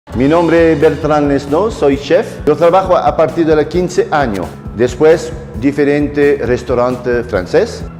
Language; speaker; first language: Spanish; non-native, learner; French